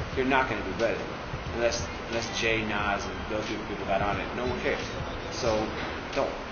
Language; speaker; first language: English; native; English